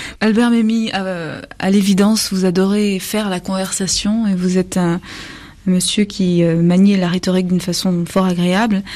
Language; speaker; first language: French; non-native, local second language; Mossi